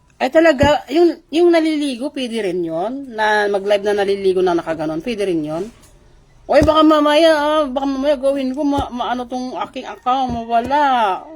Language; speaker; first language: Filipino; non-native, local second language; Iloko